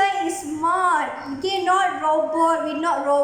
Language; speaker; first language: English; non-native, learner; Malay